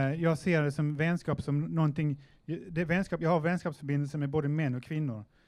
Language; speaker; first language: Swedish; native; Swedish